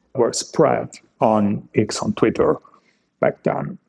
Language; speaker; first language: English; non-native, fluent; Italian